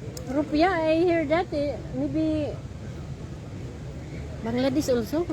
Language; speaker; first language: English; non-native, learner; Filipino